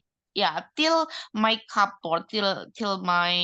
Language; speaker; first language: English; non-native, learner; Indonesian